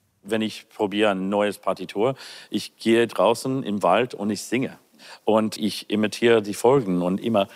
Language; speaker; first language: German; non-native, learner; English